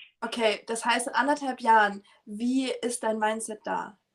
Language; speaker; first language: German; native; German